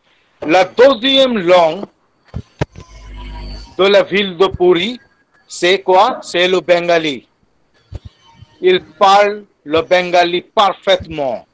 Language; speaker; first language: French; non-native, fluent; Bangla